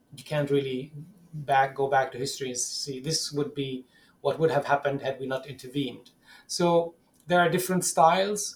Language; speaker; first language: English; non-native, fluent; Arabic